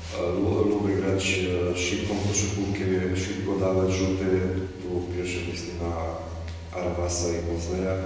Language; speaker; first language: Polish; non-native, fluent; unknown